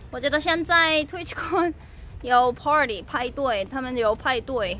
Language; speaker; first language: Chinese; non-native, learner; Korean